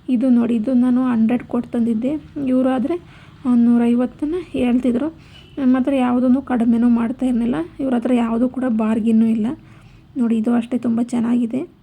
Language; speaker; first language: Kannada; native; Kannada